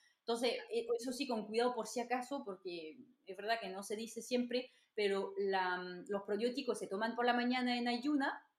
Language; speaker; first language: Spanish; non-native, fluent; French